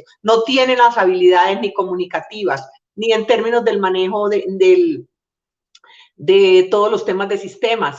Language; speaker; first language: Spanish; native; Spanish